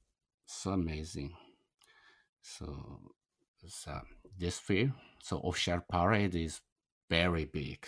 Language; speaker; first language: English; non-native, learner; Japanese